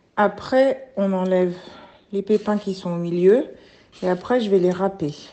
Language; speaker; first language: French; native; French